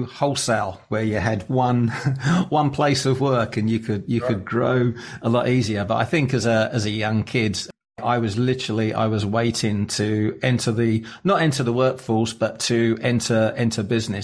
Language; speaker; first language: English; native; English